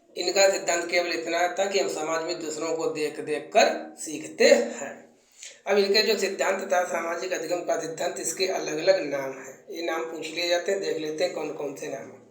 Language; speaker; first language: Hindi; native; Hindi